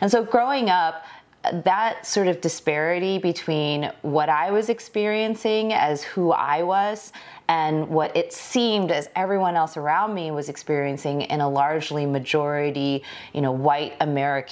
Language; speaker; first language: English; early bilingual, other home language; Korean